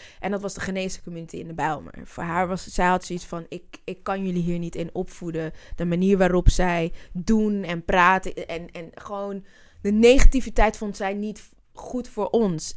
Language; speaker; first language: Dutch; native; Dutch